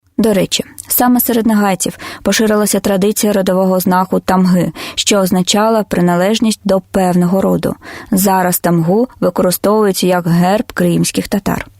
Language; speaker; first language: Ukrainian; non-native, local second language; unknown